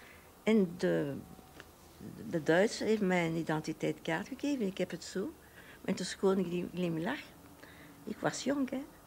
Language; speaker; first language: Dutch; non-native, local second language; French